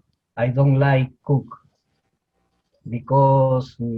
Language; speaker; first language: English; non-native, learner; Spanish